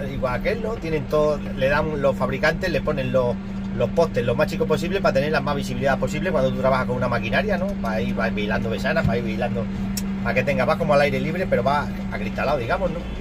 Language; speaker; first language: Spanish; native; Spanish